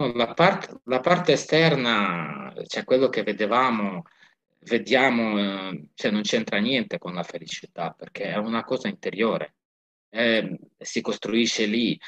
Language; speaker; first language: Italian; non-native, fluent; Ukrainian